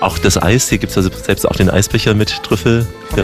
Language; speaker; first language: German; native; German